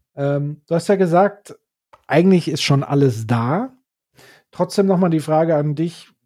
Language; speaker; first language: German; native; German